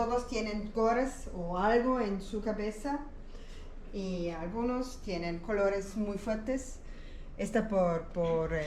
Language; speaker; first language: Spanish; non-native, learner; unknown